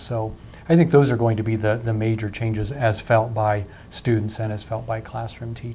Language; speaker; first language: English; native; English